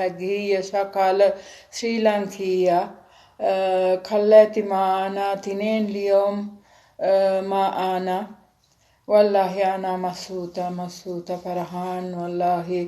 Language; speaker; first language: Arabic; non-native, learner; Sinhala